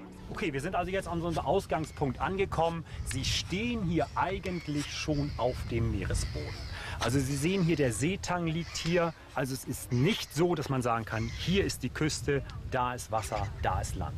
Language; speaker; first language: German; native; German